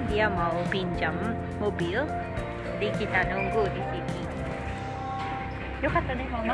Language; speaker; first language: Indonesian; non-native, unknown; Japanese